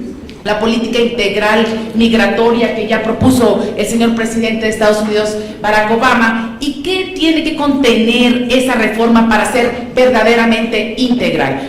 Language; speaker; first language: Spanish; native; Spanish